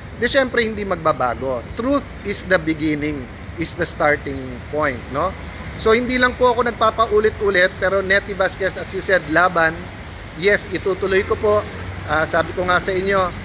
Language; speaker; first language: Filipino; native; Filipino